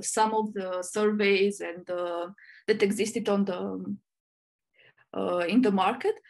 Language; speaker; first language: English; non-native, fluent; Romanian